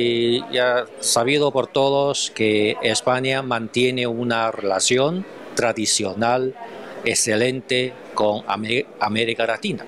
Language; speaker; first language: Spanish; non-native, fluent; Chinese